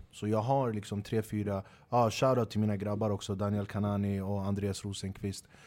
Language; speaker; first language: Swedish; early bilingual, other home language; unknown